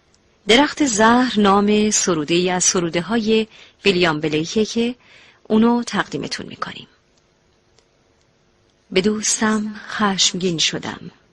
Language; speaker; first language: Persian; native; Persian